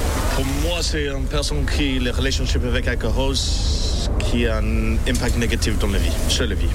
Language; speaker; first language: French; non-native, learner; English